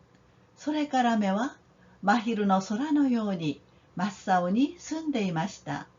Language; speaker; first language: Japanese; non-native, fluent; Korean